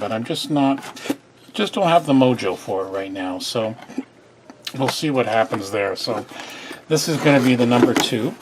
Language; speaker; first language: English; native; English